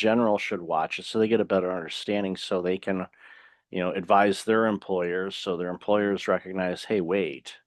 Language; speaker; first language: English; native; English